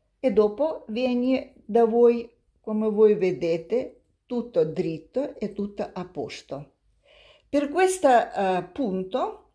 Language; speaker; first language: Italian; non-native, learner; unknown